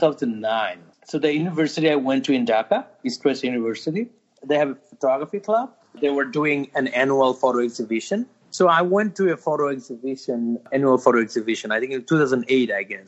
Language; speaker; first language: English; non-native, local second language; Bangla